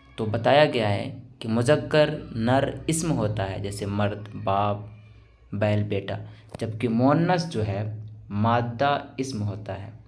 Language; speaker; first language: Urdu; native; Urdu